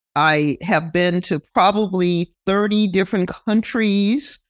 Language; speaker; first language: English; native; English